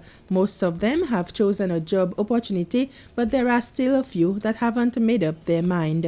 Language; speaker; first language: English; non-native, local second language; Seselwa Creole French